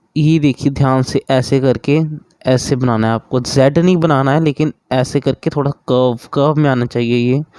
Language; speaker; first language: Hindi; native; Hindi